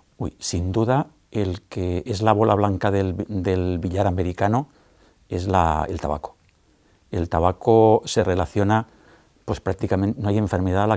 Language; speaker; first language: Spanish; native; Spanish